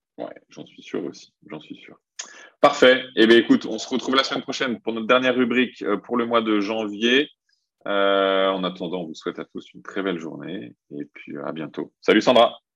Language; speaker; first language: French; native; French